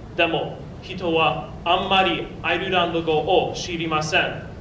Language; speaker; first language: Japanese; non-native, learner; English